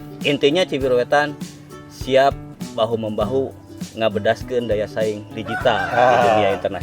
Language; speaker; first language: Indonesian; non-native, local second language; Sundanese